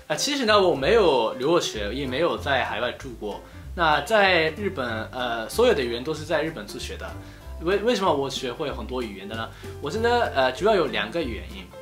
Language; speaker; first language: Chinese; non-native, fluent; Japanese